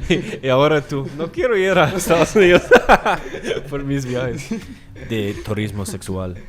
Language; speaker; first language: Spanish; non-native, learner; English